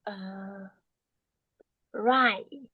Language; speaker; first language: English; non-native, learner; Vietnamese